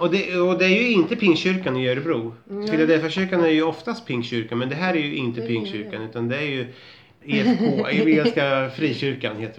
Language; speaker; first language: Swedish; native; Swedish